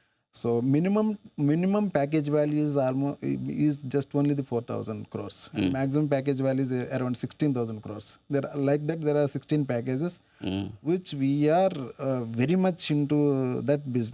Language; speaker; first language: English; non-native, local second language; Telugu